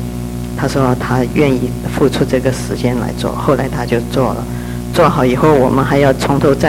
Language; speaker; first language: Chinese; early bilingual, heritage; Chinese